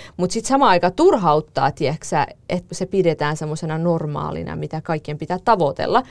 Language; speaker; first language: Finnish; early bilingual, other home language; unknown